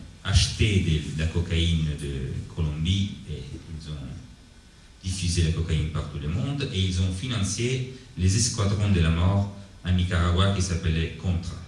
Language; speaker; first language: French; non-native, learner; Italian